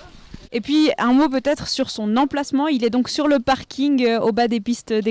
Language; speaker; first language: French; native; French